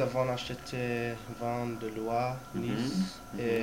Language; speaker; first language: French; non-native, learner; English